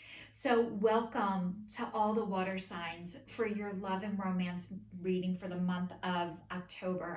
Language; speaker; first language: English; native; English